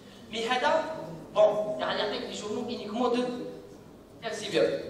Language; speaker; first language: French; non-native, local second language; Arabic